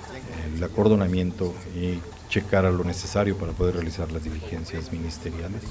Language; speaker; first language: Spanish; native; Spanish